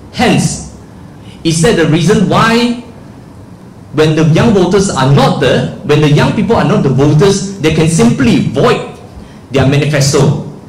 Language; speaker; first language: English; non-native, local second language; Chinese